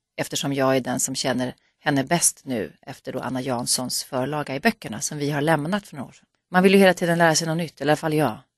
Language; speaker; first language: Swedish; native; Swedish